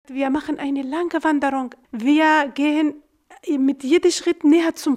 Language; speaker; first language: German; non-native, learner; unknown